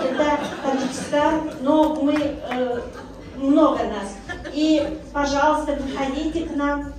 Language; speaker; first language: Russian; non-native, local second language; Uzbek